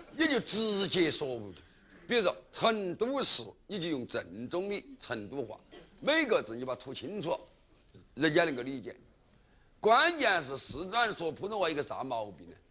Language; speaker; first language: Chinese; native; Chinese